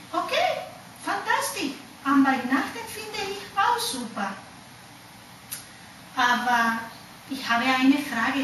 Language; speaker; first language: German; non-native, learner; Spanish